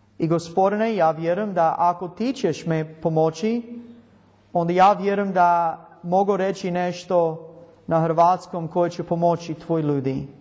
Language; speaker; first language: Croatian; non-native, learner; English